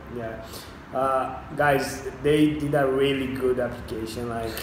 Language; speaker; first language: English; non-native, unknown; Portuguese